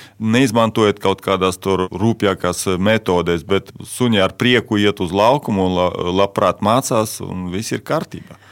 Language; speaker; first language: Latvian; non-native, local second language; Russian